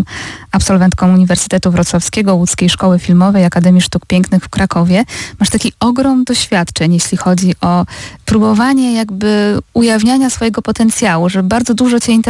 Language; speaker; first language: Polish; native; Polish